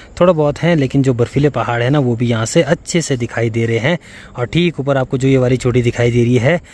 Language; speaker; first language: Hindi; non-native, local second language; Garhwali